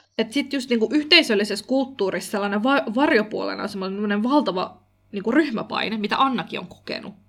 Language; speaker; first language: Finnish; early bilingual, other home language; Kurdish